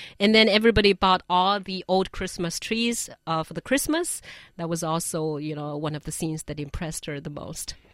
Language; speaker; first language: English; non-native, fluent; Chinese